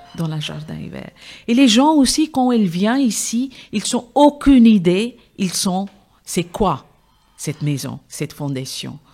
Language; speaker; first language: French; non-native, fluent; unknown